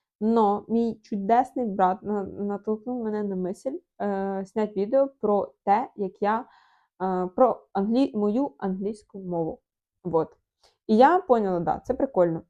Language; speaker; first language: Ukrainian; non-native, local second language; Russian